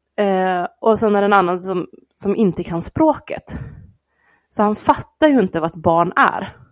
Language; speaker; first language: Swedish; native; Swedish